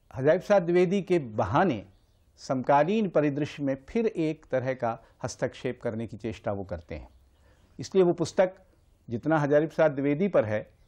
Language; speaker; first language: Hindi; native; Hindi